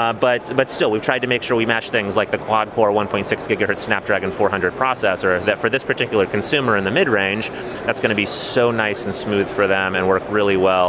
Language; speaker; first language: English; native; English